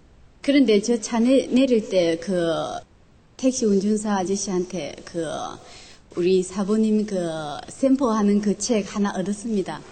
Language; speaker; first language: Korean; non-native, local second language; Chinese